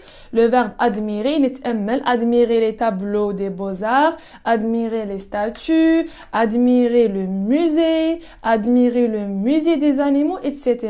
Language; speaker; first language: French; non-native, local second language; Arabic